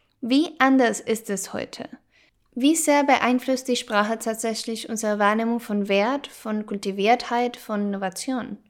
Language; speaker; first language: German; non-native, fluent; Spanish